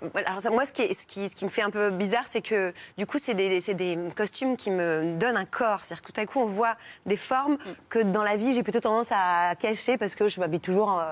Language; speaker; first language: French; native; French